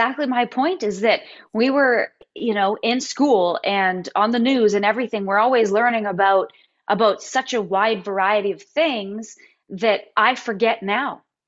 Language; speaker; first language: English; native; English